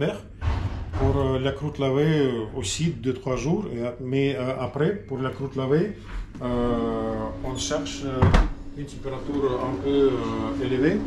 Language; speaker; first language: French; non-native, learner; Russian